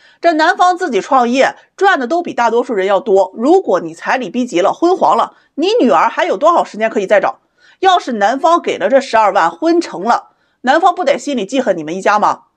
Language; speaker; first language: Chinese; native; Chinese